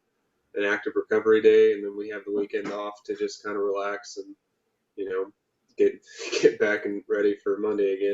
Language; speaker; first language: English; native; English